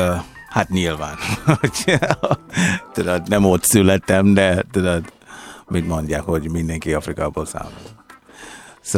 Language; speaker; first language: Hungarian; non-native, fluent; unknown